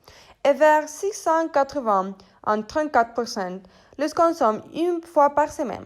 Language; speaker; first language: French; non-native, learner; Spanish